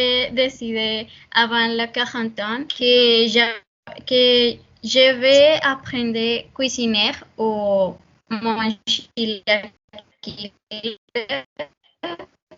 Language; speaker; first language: French; non-native, learner; Spanish